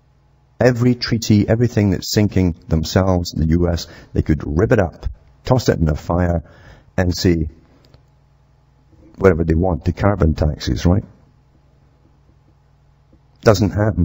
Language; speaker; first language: English; native; English